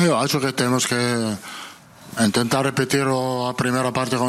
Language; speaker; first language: Portuguese; non-native, learner; Italian